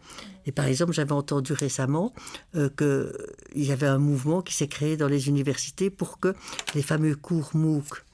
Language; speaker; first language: French; native; French